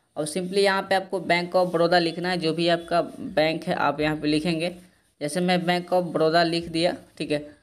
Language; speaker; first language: Hindi; native; Hindi